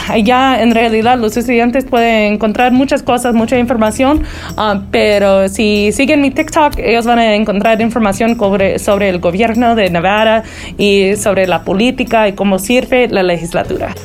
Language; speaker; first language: Spanish; early bilingual, heritage; Spanish